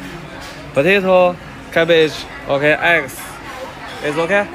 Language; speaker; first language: English; non-native, learner; Chinese